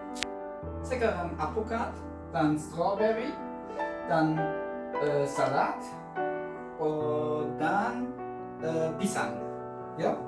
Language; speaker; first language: Indonesian; non-native, learner; German